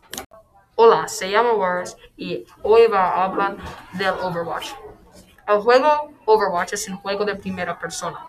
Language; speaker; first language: Spanish; non-native, learner; English